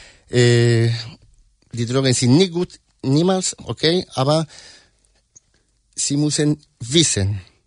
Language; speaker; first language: German; non-native, learner; Spanish